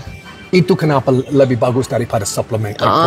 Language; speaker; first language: Indonesian; non-native, fluent; English